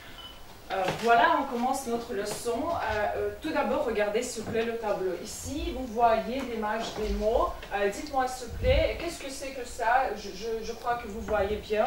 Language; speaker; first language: French; non-native, fluent; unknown